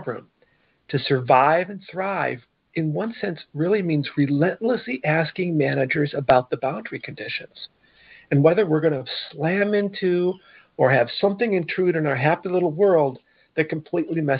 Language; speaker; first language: English; native; English